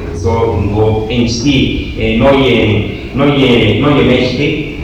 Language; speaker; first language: German; non-native, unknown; Spanish